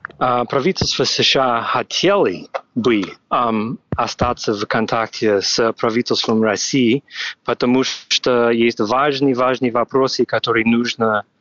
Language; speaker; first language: Russian; non-native, fluent; English